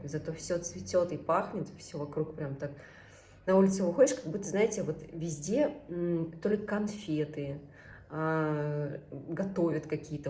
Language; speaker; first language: Russian; native; Russian